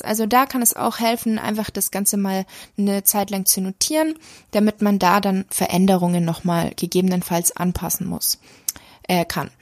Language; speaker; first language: German; native; German